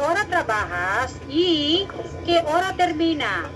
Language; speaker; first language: Spanish; non-native, learner; Filipino